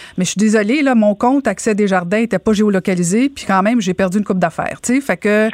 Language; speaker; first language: French; native; French